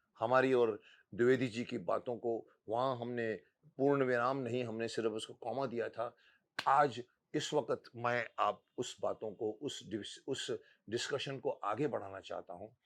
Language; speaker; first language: Hindi; native; Hindi